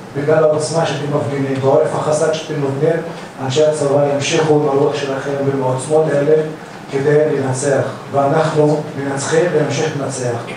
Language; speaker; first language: Hebrew; non-native, local second language; Arabic